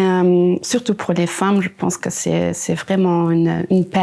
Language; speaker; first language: French; non-native, local second language; Luxembourgish